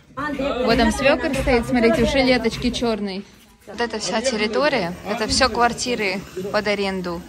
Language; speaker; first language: Russian; native; Russian